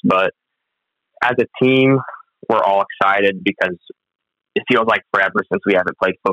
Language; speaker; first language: English; native; English